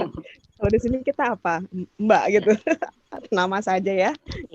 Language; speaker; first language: Indonesian; native; Indonesian